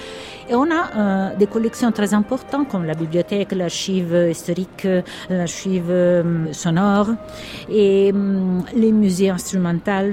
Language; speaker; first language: French; non-native, fluent; Italian